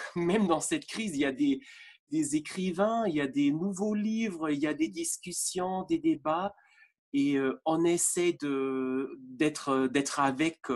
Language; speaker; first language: French; non-native, fluent; German